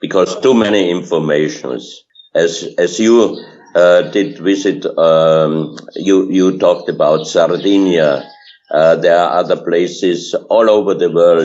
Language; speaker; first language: English; non-native, fluent; German